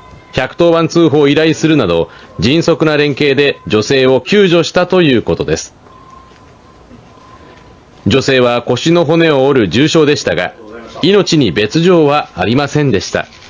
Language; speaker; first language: Japanese; native; Japanese